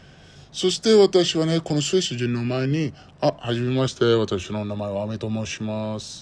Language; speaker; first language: Japanese; non-native, learner; Arabic